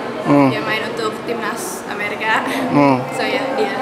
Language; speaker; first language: Indonesian; early bilingual, heritage; English